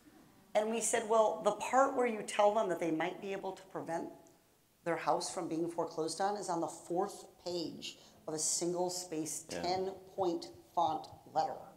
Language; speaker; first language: English; native; English